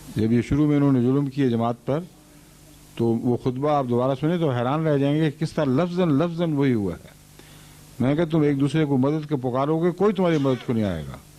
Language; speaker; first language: Urdu; native; Urdu